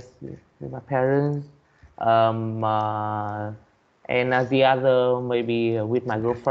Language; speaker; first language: English; non-native, learner; Vietnamese